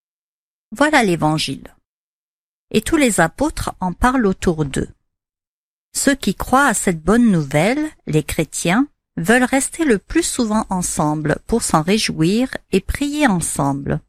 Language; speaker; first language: French; native; French